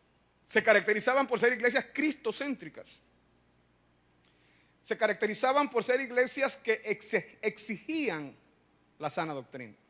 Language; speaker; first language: Spanish; native; Spanish